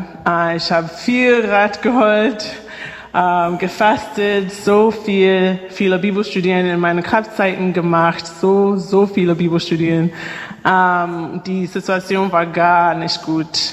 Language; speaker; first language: German; non-native, fluent; English